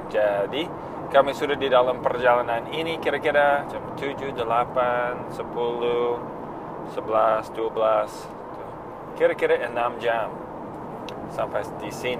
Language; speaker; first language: Indonesian; non-native, fluent; English